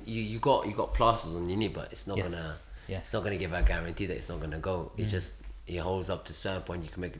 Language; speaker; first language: English; early bilingual, other home language; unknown